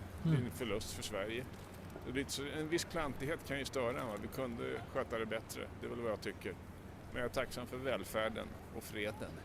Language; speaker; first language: Swedish; native; Swedish